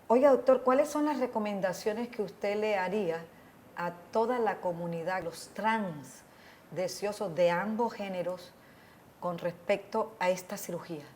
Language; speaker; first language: Spanish; native; Spanish